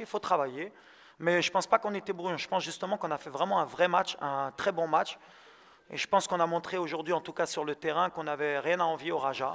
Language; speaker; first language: French; early bilingual, other home language; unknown